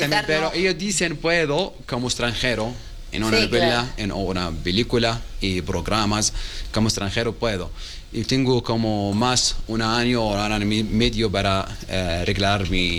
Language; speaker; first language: Spanish; non-native, learner; Arabic